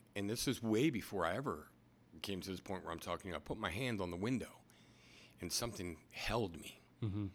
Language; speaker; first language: English; native; English